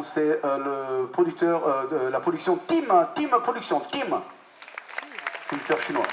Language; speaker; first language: French; native; French